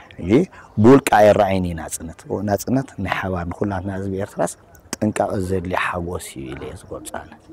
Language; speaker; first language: Tigrinya; native; Tigrinya